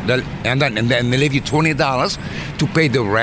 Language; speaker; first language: English; non-native, learner; Greek